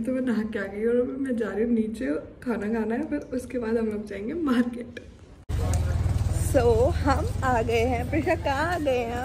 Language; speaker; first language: Hindi; native; Hindi